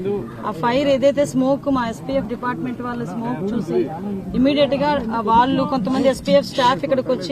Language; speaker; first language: Telugu; native; Telugu